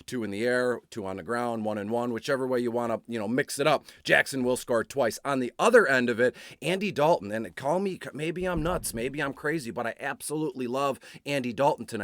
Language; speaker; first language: English; native; English